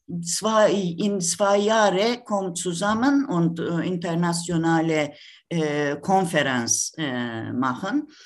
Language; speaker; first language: German; non-native, learner; Turkish